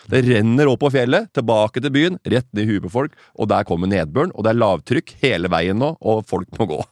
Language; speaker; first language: Norwegian; native; Norwegian